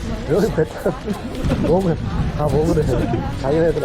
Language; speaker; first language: Korean; non-native, learner; Vietnamese